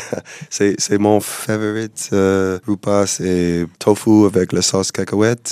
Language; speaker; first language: French; non-native, learner; English